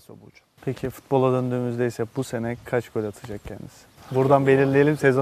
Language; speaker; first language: Turkish; native; Turkish